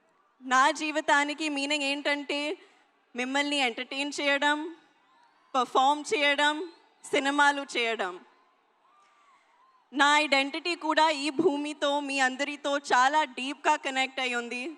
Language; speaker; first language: Telugu; non-native, learner; Hindi